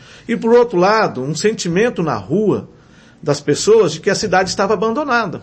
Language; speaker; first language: Portuguese; native; Portuguese